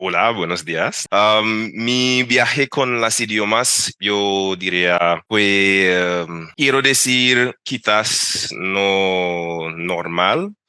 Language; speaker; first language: Spanish; non-native, fluent; English